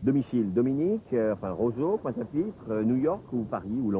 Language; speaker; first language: French; native; French